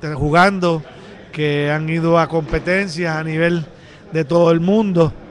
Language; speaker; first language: Spanish; native; Spanish